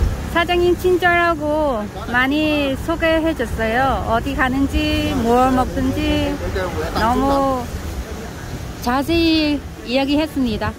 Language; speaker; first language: Korean; non-native, learner; Vietnamese